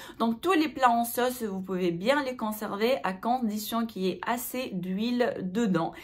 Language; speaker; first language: French; non-native, local second language; Arabic